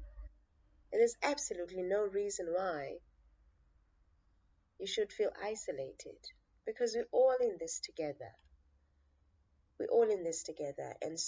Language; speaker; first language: English; non-native, local second language; Xhosa